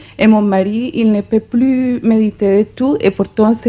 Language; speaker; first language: French; non-native, fluent; Spanish